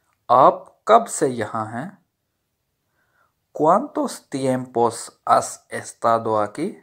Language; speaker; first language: Spanish; non-native, learner; Urdu